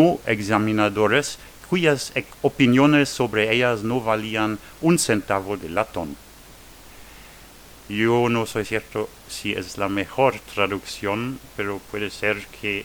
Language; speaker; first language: Spanish; non-native, learner; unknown